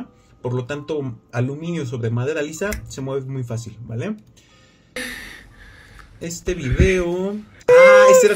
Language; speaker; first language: Spanish; native; Spanish